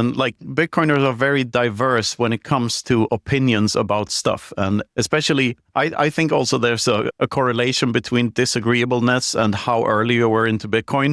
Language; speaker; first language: English; non-native, fluent; Swedish